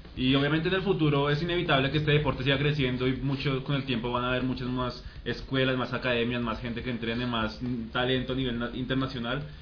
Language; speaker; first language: Spanish; native; Spanish